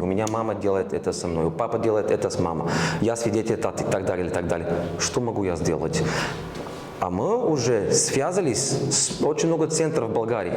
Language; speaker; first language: Russian; non-native, learner; Bulgarian